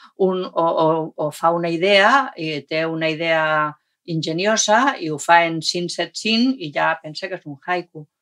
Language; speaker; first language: Catalan; non-native, local second language; Spanish